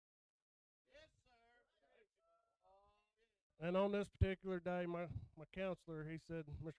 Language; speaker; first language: English; native; English